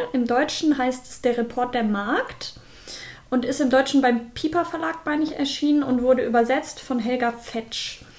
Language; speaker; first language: German; native; German